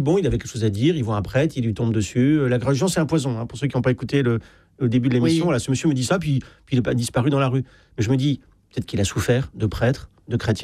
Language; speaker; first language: French; native; French